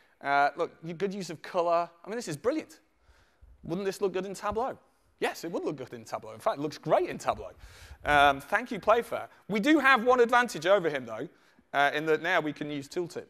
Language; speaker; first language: English; native; English